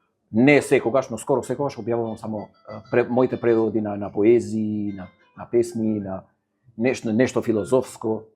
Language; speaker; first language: Macedonian; non-native, fluent; Albanian